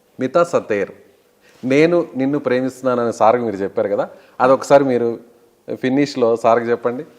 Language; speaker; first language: Telugu; native; Telugu